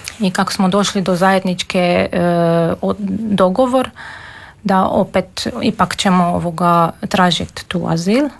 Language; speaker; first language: Serbian; non-native, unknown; Armenian